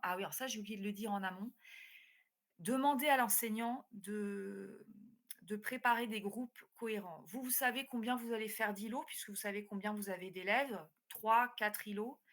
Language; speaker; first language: French; native; French